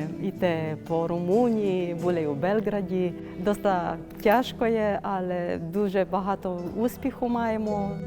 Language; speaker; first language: Ukrainian; early bilingual, heritage; Ukrainian